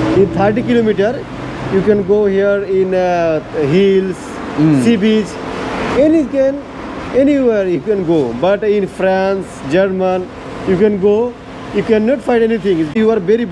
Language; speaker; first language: English; non-native, learner; Bangla